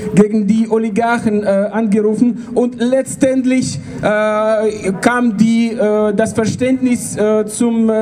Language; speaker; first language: German; non-native, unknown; Russian